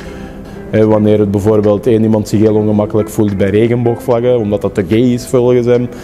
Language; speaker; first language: Dutch; native; Dutch